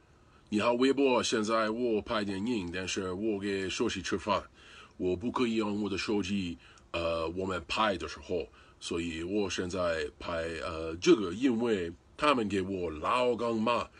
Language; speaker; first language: Chinese; non-native, learner; English